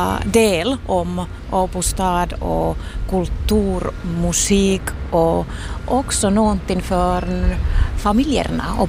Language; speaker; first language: Swedish; non-native, local second language; Finnish